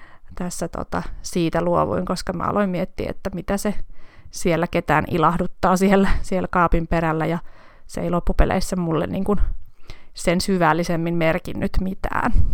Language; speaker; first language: Finnish; native; Finnish